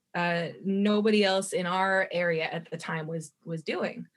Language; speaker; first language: English; native; English